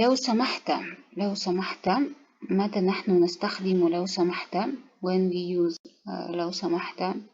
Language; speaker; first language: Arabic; non-native, learner; Kazakh